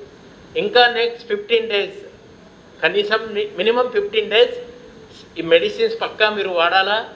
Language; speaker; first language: Telugu; non-native, local second language; Hindi